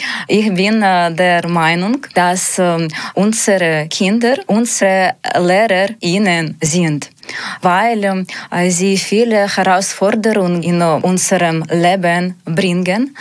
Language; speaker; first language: German; non-native, learner; Ukrainian